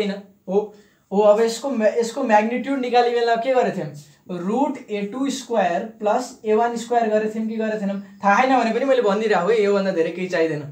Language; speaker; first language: Nepali; native; Nepali